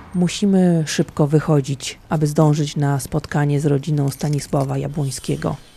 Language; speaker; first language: Polish; native; Polish